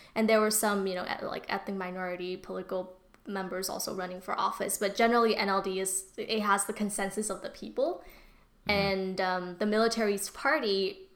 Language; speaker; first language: English; early bilingual, other home language; Burmese